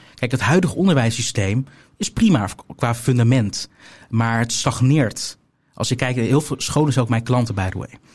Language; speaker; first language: Dutch; native; Dutch